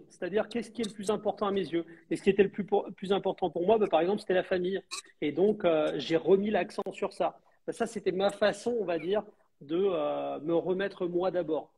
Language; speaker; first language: French; native; French